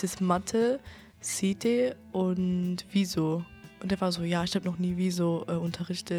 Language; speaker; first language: German; native; German